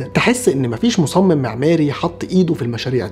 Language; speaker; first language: Arabic; native; Arabic